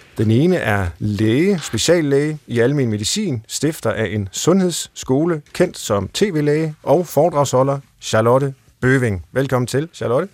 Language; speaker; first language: Danish; native; Danish